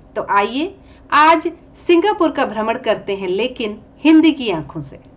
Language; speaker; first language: Hindi; native; Hindi